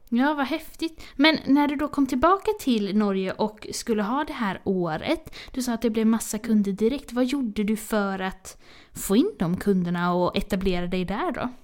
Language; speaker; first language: Swedish; native; Swedish